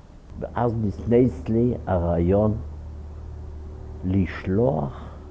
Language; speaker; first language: Hebrew; non-native, fluent; Ukrainian